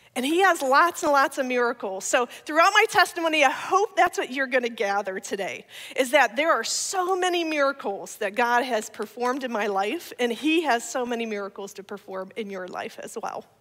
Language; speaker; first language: English; native; English